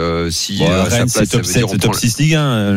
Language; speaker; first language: French; native; French